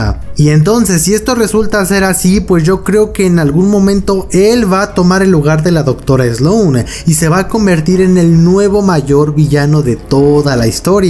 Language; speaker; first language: Spanish; native; Spanish